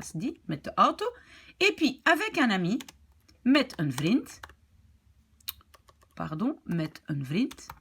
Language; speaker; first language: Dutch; non-native, fluent; French